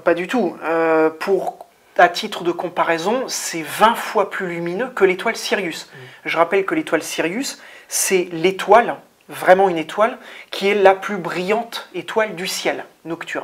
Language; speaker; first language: French; native; French